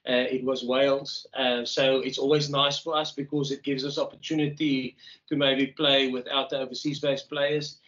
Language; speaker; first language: English; non-native, local second language; Afrikaans